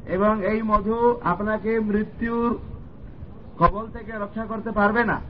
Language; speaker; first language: Bangla; non-native, fluent; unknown